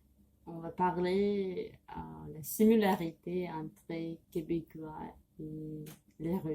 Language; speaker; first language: French; non-native, learner; Russian